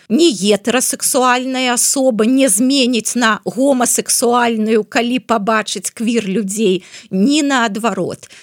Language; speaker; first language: Belarusian; non-native, local second language; Russian